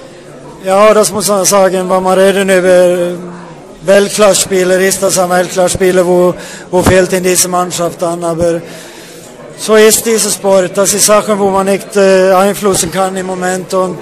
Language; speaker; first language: German; non-native, fluent; Swedish